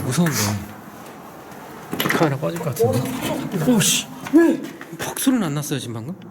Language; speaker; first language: Korean; native; Korean